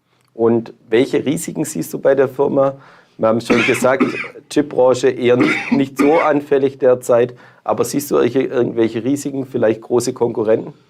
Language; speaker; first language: German; native; German